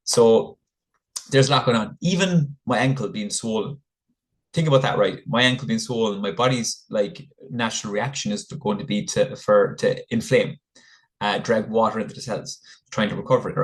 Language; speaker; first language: English; native; English